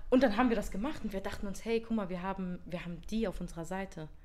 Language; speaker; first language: German; early bilingual, other home language; Berber languages